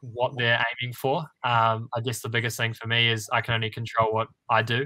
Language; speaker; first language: English; native; English